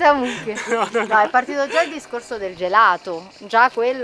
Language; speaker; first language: Italian; native; Italian